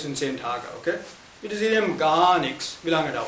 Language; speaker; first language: German; non-native, fluent; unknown